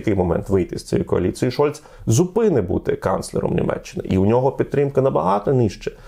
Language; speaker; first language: Ukrainian; non-native, fluent; Russian